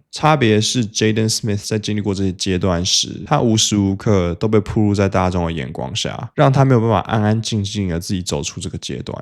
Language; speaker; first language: Chinese; native; Chinese